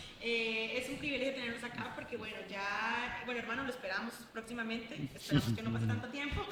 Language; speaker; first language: Spanish; native; Spanish